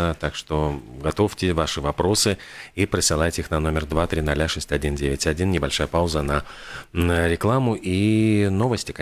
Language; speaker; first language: Russian; native; Russian